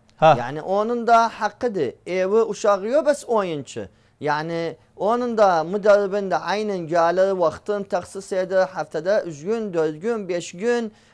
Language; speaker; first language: Turkish; native; Turkish